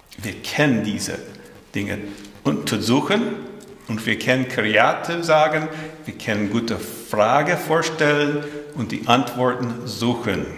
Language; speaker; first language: German; early bilingual, heritage; German